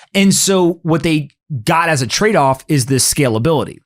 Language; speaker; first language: English; native; English